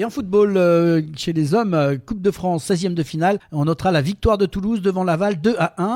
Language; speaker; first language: French; native; French